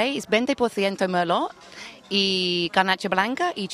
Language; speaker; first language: Spanish; non-native, learner; English